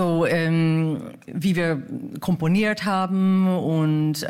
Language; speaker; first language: German; non-native, fluent; English